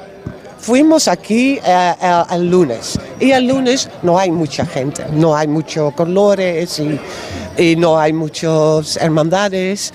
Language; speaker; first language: Spanish; non-native, learner; Dutch